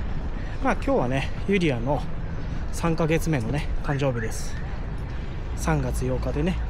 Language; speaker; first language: Japanese; native; Japanese